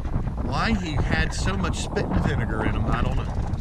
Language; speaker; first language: English; native; English